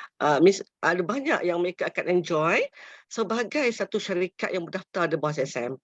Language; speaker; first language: Malay; native; Malay